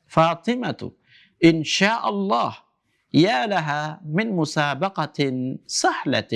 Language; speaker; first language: Arabic; non-native, fluent; Indonesian